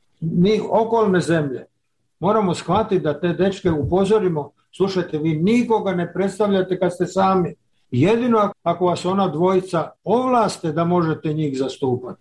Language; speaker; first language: Serbian; native; Serbian